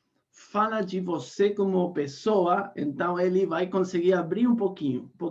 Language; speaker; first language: Portuguese; non-native, fluent; Spanish